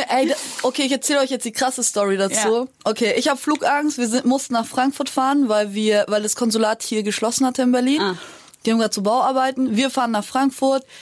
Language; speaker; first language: German; early bilingual, other home language; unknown